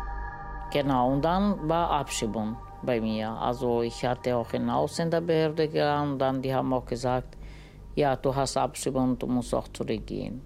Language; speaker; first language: German; non-native, learner; Romany